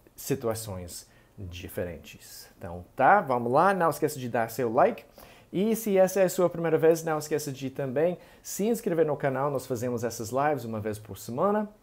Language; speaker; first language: Portuguese; non-native, fluent; English